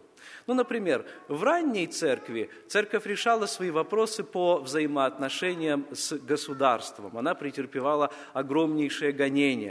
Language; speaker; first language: Russian; native; Russian